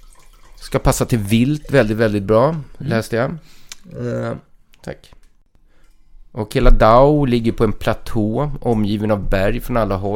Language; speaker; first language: Swedish; native; Swedish